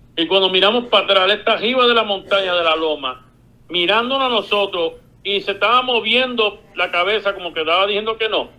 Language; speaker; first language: Spanish; early bilingual, heritage; Spanish